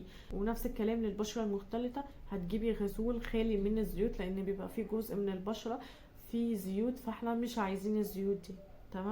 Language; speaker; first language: Arabic; native; Arabic